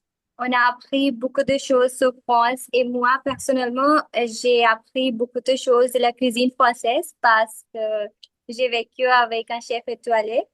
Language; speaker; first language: French; non-native, fluent; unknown